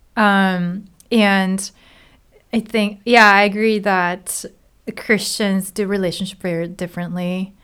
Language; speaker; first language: English; non-native, fluent; Japanese